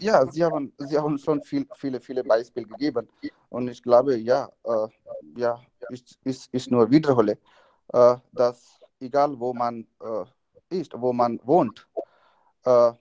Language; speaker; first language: German; non-native, learner; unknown